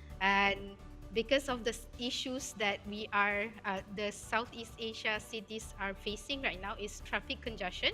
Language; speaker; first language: English; non-native, fluent; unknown